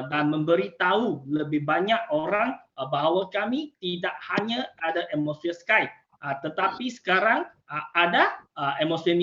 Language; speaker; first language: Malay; non-native, local second language; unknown